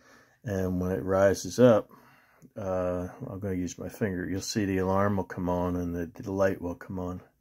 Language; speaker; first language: English; native; English